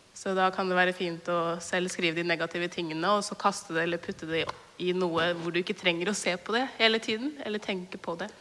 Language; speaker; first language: Norwegian; early bilingual, other home language; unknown